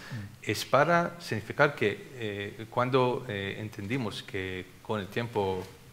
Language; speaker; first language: Spanish; non-native, fluent; Hebrew